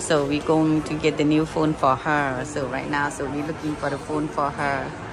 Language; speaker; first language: English; non-native, learner; Thai